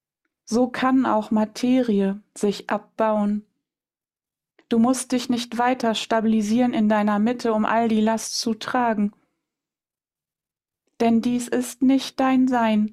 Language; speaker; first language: German; native; German